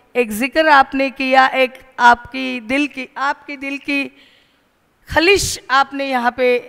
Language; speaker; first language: Hindi; non-native, local second language; Marathi